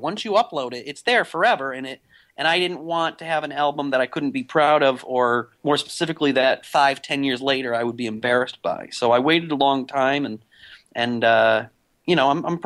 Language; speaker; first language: English; native; English